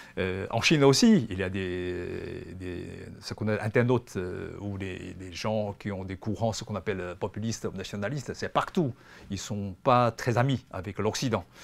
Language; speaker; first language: French; non-native, fluent; Chinese